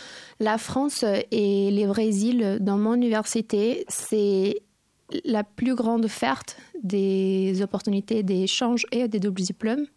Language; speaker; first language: French; non-native, fluent; Portuguese